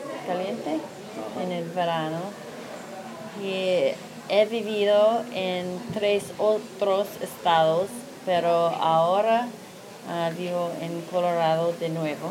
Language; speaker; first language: Spanish; non-native, learner; English